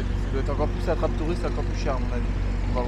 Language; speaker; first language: French; native; French